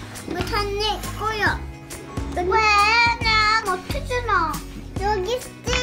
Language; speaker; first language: Korean; early bilingual, heritage; Korean